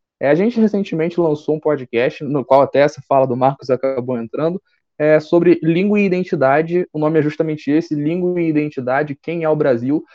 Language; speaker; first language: Portuguese; native; Portuguese